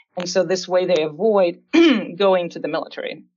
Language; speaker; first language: English; non-native, fluent; Russian